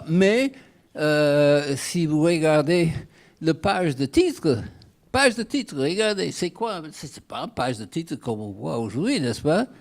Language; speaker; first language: French; non-native, fluent; English